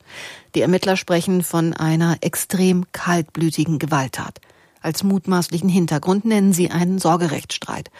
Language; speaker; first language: German; native; German